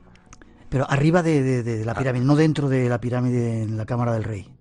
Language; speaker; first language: Spanish; native; Spanish